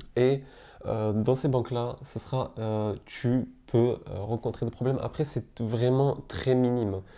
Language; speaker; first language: French; native; French